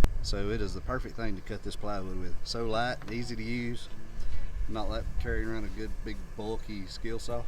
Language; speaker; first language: English; native; English